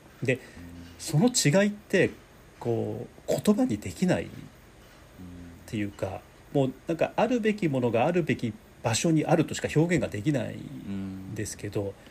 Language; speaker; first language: Japanese; native; Japanese